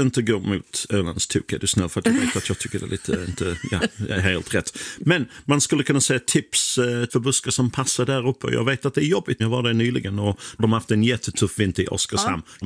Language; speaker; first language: Swedish; non-native, fluent; English